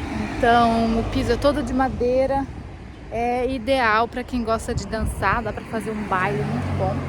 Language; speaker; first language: Portuguese; native; Portuguese